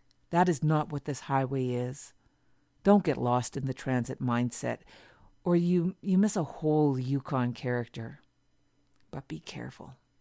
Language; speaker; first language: English; native; English